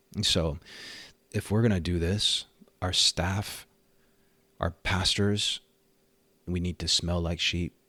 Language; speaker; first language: English; native; English